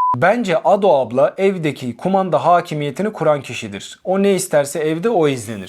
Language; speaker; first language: Turkish; non-native, fluent; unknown